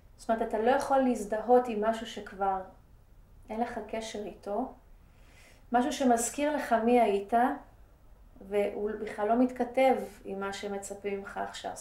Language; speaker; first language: Hebrew; early bilingual, other home language; Persian